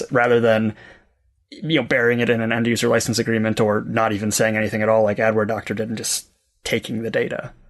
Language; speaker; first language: English; native; English